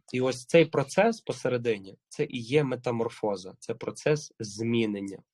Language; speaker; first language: Ukrainian; native; Ukrainian